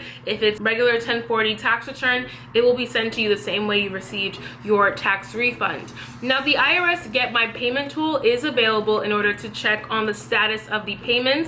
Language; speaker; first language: English; native; English